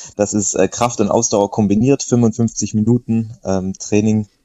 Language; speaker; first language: German; native; German